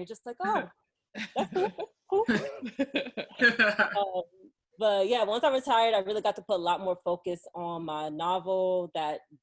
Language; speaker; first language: English; native; English